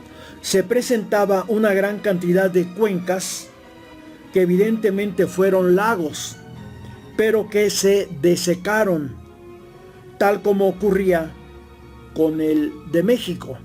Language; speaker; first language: Spanish; native; Spanish